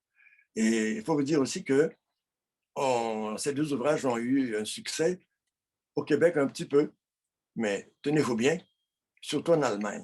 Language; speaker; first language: French; non-native, local second language; Haitian Creole